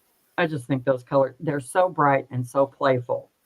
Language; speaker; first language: English; native; English